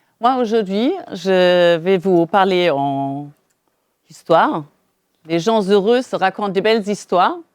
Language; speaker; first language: French; non-native, fluent; German